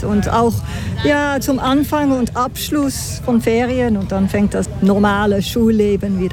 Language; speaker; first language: German; non-native, fluent; Dutch